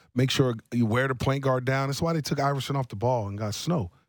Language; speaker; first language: English; native; English